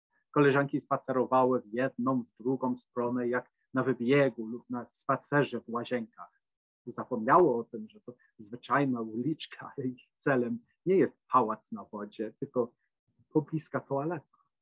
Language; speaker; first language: Polish; non-native, fluent; English